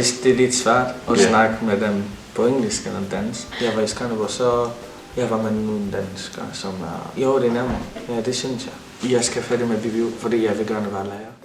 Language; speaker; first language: Danish; non-native, learner; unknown